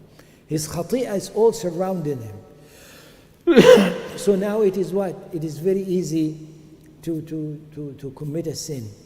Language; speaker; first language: English; non-native, fluent; Arabic